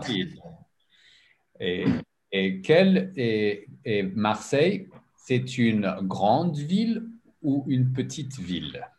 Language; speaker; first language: French; non-native, learner; English